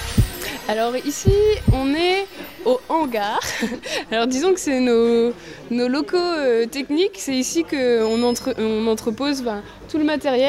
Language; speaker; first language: French; native; French